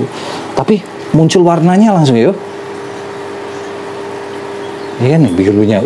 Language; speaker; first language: Indonesian; native; Indonesian